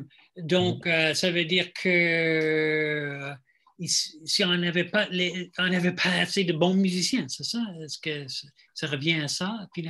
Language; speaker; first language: French; non-native, fluent; English